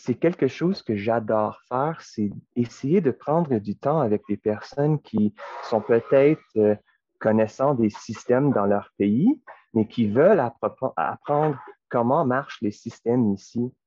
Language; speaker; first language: French; non-native, local second language; English